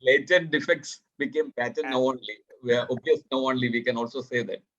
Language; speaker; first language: English; non-native, local second language; Malayalam